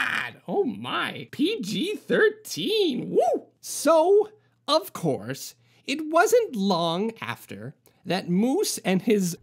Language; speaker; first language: English; native; English